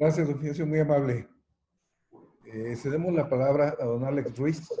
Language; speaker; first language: Spanish; native; Spanish